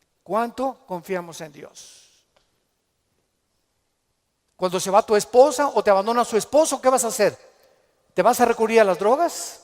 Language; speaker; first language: Spanish; native; Spanish